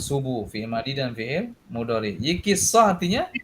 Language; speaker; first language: Indonesian; native; Indonesian